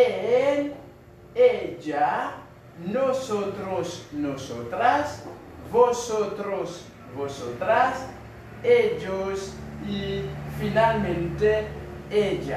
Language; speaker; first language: Spanish; non-native, fluent; Haitian Creole